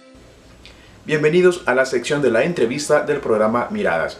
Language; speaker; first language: Spanish; native; Spanish